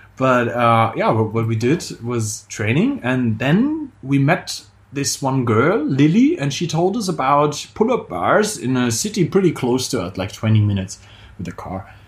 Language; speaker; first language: English; non-native, fluent; German